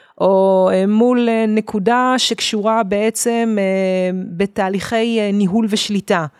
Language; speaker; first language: Hebrew; native; Hebrew